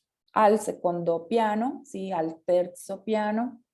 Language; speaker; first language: Italian; non-native, fluent; Spanish